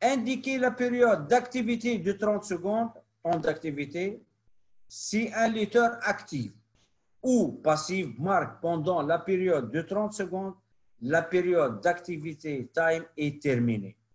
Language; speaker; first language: French; non-native, local second language; Arabic